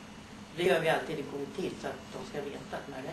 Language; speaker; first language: Swedish; native; Swedish